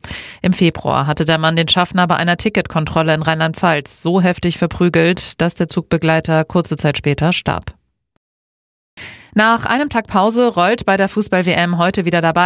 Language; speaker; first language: German; native; German